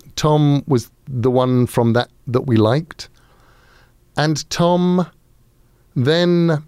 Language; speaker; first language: English; native; English